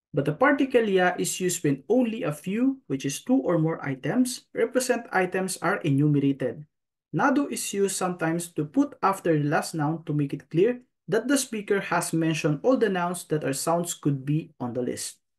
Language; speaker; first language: English; non-native, local second language; Filipino